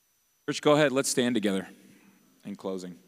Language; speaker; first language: English; native; English